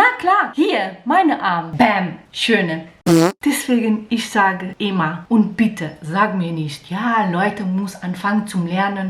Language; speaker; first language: German; non-native, learner; Portuguese